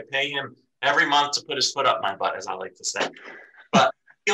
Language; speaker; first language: English; native; English